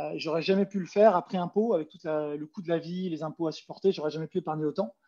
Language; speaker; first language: French; native; French